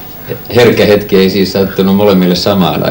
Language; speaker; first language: Finnish; native; Finnish